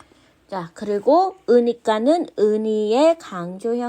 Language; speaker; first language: Korean; non-native, fluent; Khmer